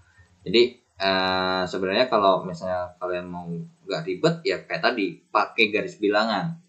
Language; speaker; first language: Indonesian; native; Indonesian